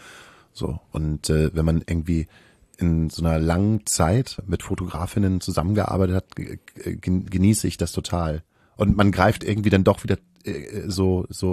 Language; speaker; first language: German; native; German